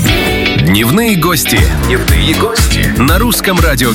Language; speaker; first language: Russian; native; Russian